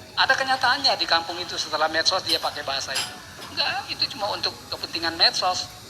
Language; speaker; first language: Indonesian; non-native, local second language; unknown